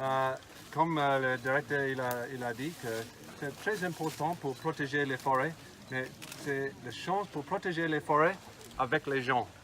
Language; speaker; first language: French; non-native, learner; English